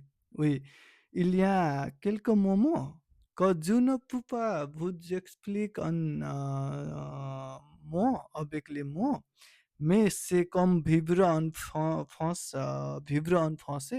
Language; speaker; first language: French; non-native, learner; Nepali